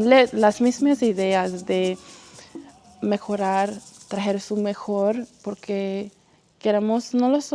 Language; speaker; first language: Spanish; non-native, fluent; English